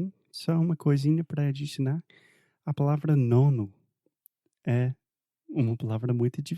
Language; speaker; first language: Portuguese; non-native, fluent; English